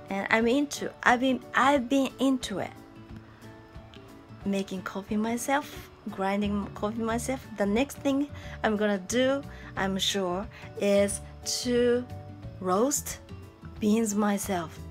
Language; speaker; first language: English; non-native, fluent; Japanese